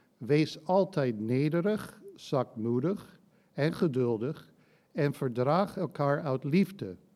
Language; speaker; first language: Dutch; non-native, fluent; English